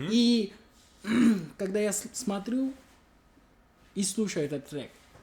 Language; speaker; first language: Russian; non-native, learner; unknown